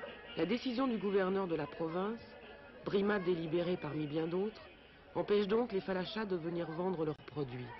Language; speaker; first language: French; native; French